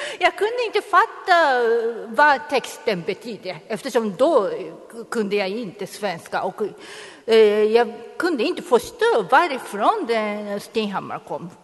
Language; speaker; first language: Swedish; non-native, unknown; Japanese